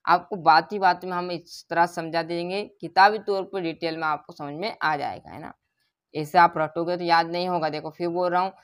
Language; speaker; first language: Hindi; native; Hindi